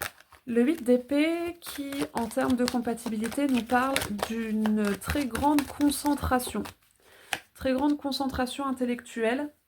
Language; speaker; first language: French; native; French